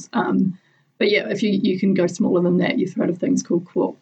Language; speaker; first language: English; native; English